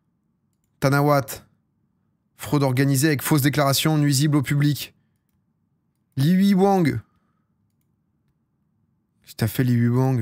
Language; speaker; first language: French; native; French